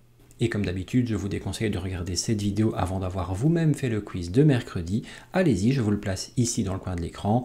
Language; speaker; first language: French; native; French